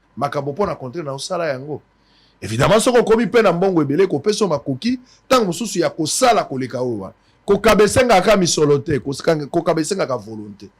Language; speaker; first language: Lingala; native; Lingala